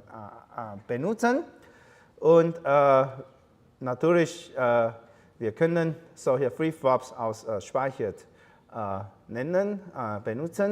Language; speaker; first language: German; non-native, learner; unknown